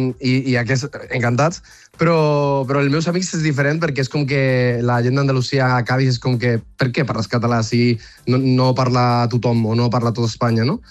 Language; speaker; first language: Catalan; non-native, learner; Spanish